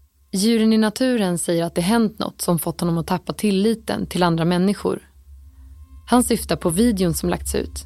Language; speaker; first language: Swedish; native; Swedish